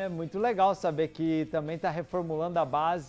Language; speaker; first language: Portuguese; native; Portuguese